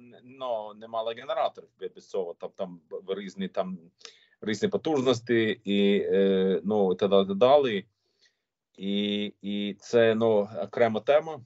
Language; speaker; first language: Ukrainian; non-native, learner; Swedish